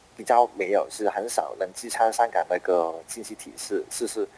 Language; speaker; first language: Chinese; non-native, fluent; Cantonese